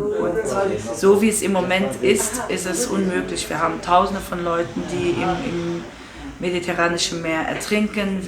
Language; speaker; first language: German; non-native, local second language; Luxembourgish